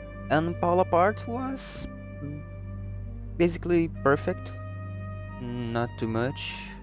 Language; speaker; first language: English; non-native, learner; Portuguese